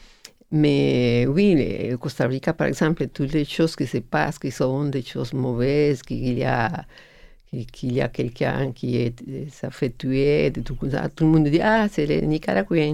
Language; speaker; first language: French; non-native, learner; Spanish